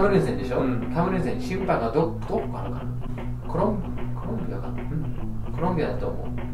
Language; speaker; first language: Japanese; non-native, fluent; English